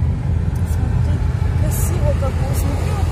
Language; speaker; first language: Russian; native; Russian